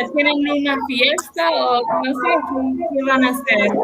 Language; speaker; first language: Spanish; non-native, learner; English